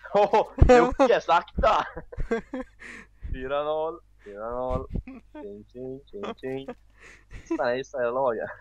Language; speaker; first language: Swedish; native; Swedish